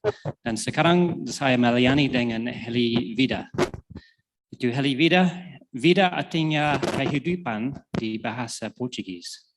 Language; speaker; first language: Indonesian; non-native, fluent; English